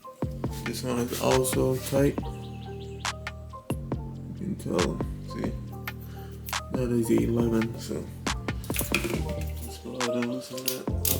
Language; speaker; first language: English; native; English